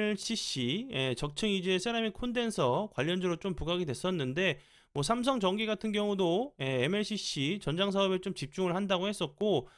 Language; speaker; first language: Korean; native; Korean